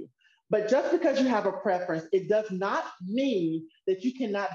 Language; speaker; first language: English; native; English